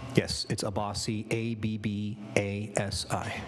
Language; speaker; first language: English; native; English